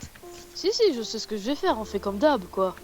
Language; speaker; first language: French; native; French